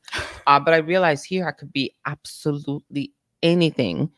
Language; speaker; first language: English; non-native, fluent; Italian